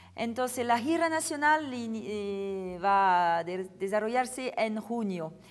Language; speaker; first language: Spanish; non-native, fluent; French